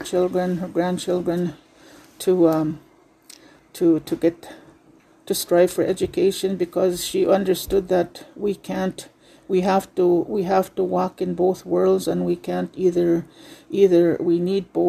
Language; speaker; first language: English; non-native, local second language; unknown